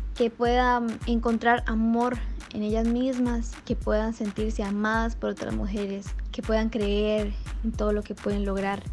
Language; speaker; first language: Spanish; native; Spanish